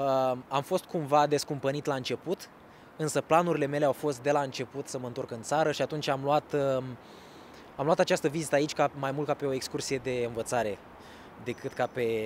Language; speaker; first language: Romanian; native; Romanian